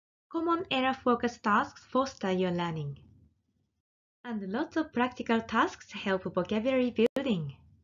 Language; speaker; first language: English; non-native, fluent; Japanese